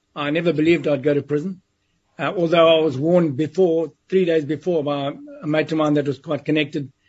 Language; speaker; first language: English; native; English